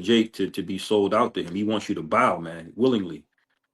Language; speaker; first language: English; native; English